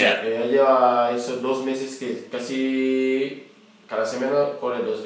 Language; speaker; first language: Spanish; non-native, learner; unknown